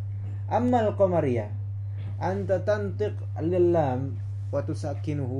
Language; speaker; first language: Arabic; non-native, fluent; Indonesian